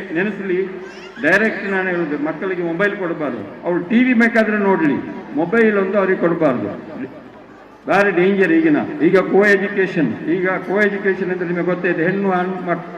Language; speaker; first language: Kannada; non-native, local second language; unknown